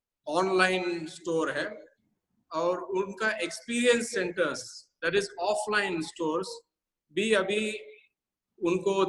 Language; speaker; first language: Hindi; non-native, local second language; Tamil